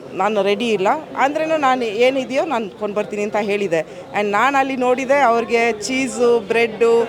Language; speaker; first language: Kannada; non-native, fluent; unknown